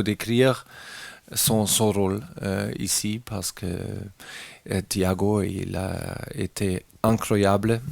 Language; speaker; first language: French; non-native, learner; German